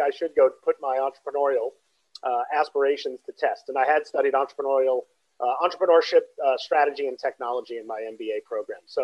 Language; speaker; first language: English; native; English